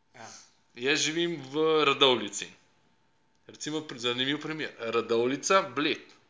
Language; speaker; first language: Slovenian; non-native, fluent; Russian